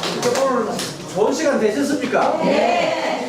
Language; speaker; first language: Korean; native; Korean